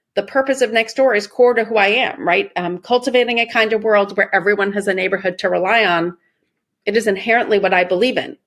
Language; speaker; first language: English; early bilingual, other home language; Persian